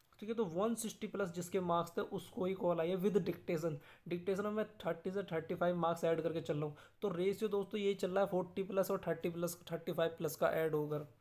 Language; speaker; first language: Hindi; native; Hindi